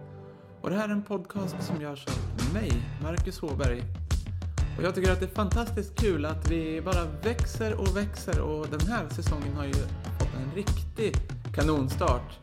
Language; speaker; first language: Swedish; native; Swedish